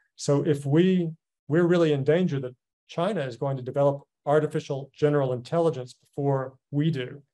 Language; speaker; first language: English; native; English